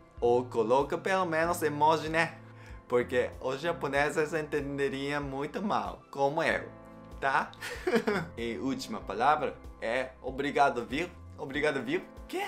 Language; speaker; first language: Portuguese; non-native, learner; Japanese